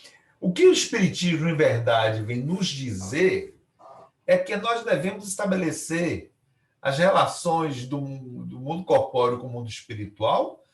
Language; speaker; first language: Portuguese; native; Portuguese